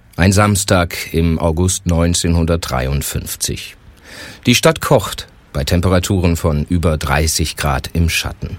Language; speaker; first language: German; native; German